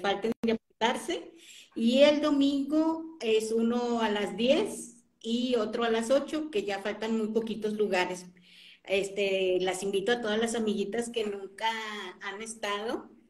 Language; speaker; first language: Spanish; native; Spanish